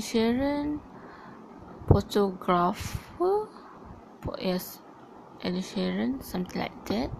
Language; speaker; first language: English; non-native, learner; Malay